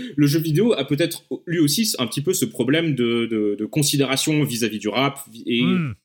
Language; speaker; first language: French; native; French